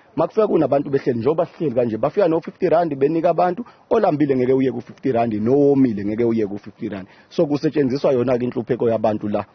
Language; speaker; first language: Zulu; native; Zulu